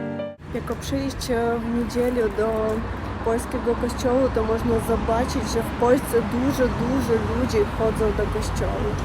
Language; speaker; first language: Polish; non-native, fluent; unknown